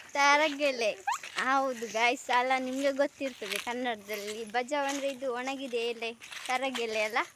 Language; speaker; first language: Kannada; non-native, local second language; Tulu